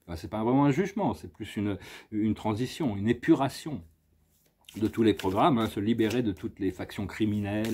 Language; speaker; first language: French; native; French